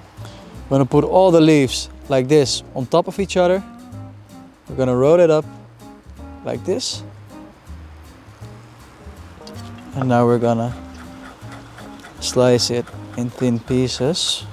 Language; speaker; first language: English; non-native, fluent; Dutch